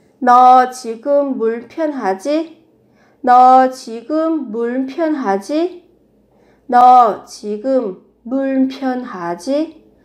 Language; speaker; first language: Korean; non-native, fluent; Vietnamese